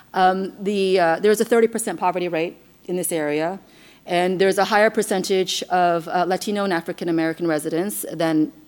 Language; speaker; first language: English; non-native, fluent; Chinese